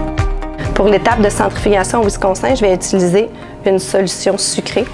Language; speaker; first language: French; native; French